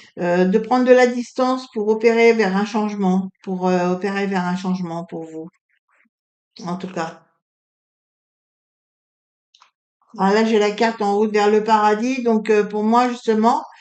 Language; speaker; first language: French; native; French